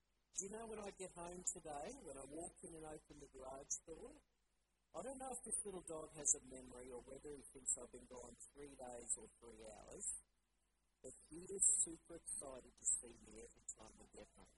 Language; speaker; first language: English; native; English